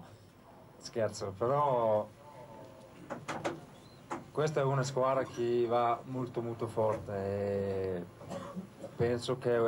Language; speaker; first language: Italian; non-native, fluent; Danish